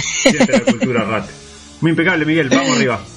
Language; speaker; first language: Spanish; native; Spanish